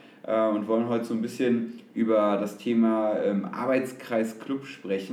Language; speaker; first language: German; native; German